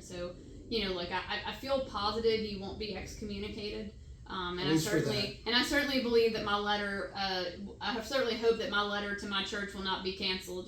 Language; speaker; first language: English; native; English